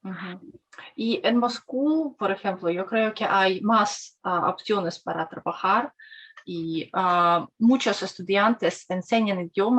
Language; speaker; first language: Spanish; non-native, learner; Russian